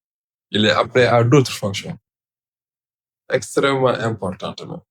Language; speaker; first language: French; non-native, local second language; Wolof